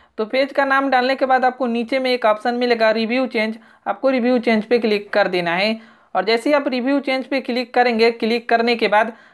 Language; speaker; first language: Hindi; native; Hindi